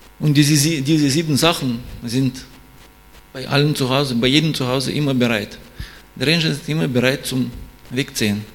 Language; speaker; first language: German; non-native, fluent; Russian